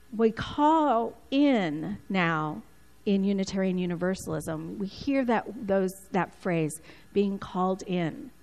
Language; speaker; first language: English; early bilingual, other home language; Spanish